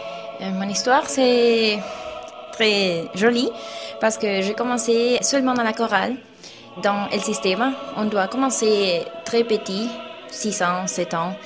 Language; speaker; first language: French; non-native, learner; Spanish